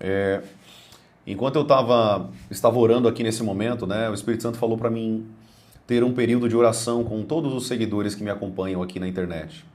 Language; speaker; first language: Portuguese; native; Portuguese